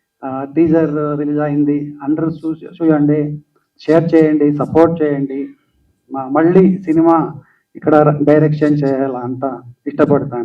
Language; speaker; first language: Telugu; non-native, learner; Kannada